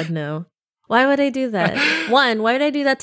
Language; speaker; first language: English; native; English